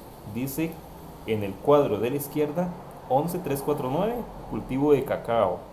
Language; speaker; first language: Spanish; native; Spanish